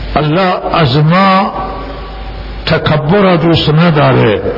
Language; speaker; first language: Persian; non-native, local second language; Baluchi